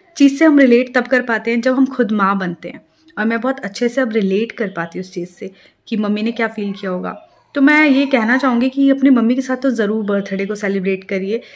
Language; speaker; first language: Hindi; native; Hindi